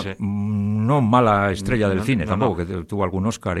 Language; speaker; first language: Spanish; native; Spanish